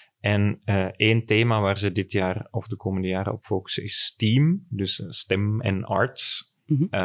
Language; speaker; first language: Dutch; native; Dutch